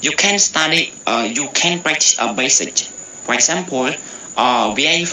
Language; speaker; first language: English; non-native, learner; Khmer